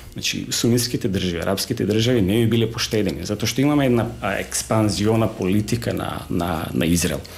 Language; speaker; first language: Macedonian; native; Macedonian